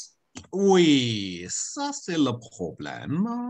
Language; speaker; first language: French; non-native, fluent; Chinese